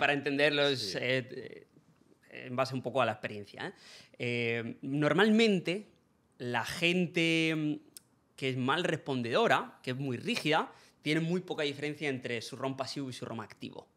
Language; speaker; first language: Spanish; native; Spanish